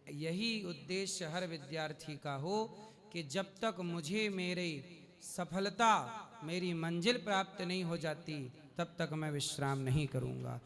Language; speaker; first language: Hindi; native; Hindi